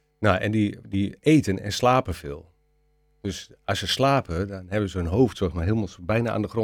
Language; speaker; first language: Dutch; native; Dutch